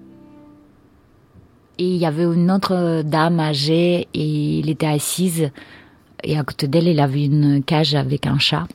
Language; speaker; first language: French; non-native, fluent; Russian